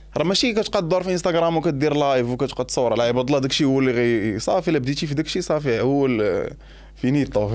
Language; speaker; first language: Arabic; native; Arabic